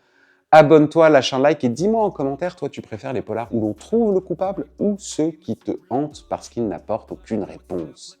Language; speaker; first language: French; native; French